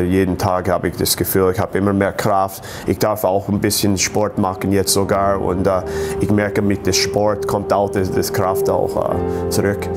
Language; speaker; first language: German; non-native, fluent; English